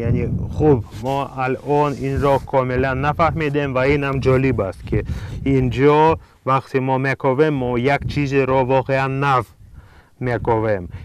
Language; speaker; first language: Persian; non-native, fluent; Russian